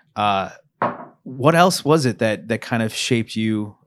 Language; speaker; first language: English; early bilingual, other home language; Filipino